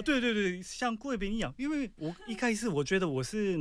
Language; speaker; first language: Chinese; non-native, fluent; Korean